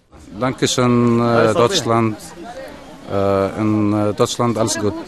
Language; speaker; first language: German; non-native, learner; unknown